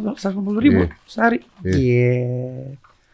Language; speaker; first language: Indonesian; native; Indonesian